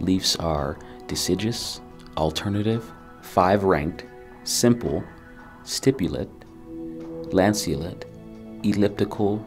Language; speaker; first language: English; native; English